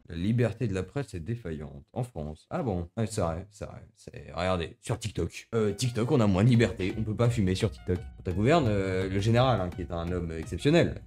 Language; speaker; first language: French; native; French